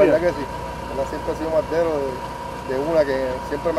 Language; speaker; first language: Spanish; native; Spanish